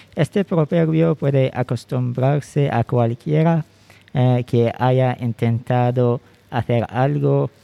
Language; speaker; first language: Spanish; non-native, fluent; Arabic